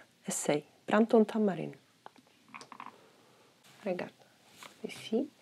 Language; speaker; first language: French; non-native, fluent; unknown